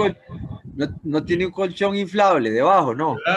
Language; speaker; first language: Spanish; native; Spanish